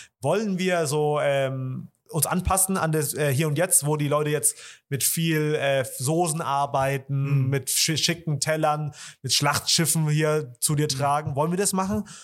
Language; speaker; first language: German; early bilingual, other home language; Vietnamese